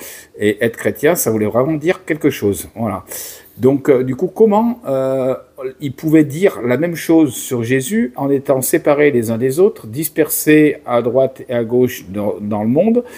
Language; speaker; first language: French; native; French